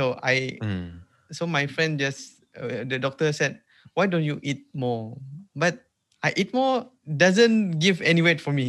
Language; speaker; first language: English; non-native, local second language; Malay